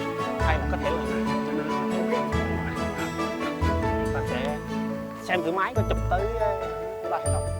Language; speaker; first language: Vietnamese; native; Vietnamese